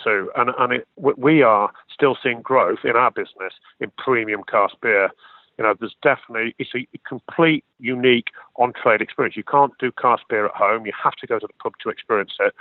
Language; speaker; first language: English; native; English